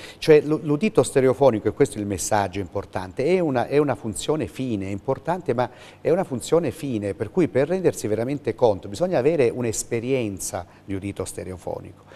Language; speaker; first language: Italian; native; Italian